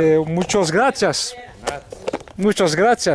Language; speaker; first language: Spanish; non-native, learner; French